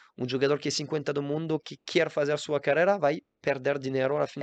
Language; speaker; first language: Portuguese; non-native, learner; French